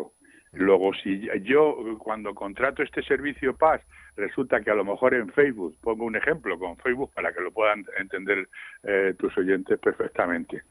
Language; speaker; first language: Spanish; native; Spanish